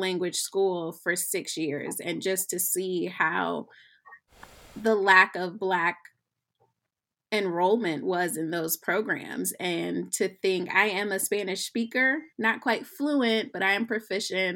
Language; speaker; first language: English; native; English